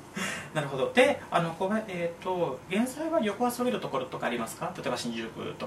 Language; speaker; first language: Japanese; non-native, fluent; Spanish